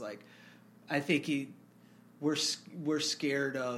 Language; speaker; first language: English; native; English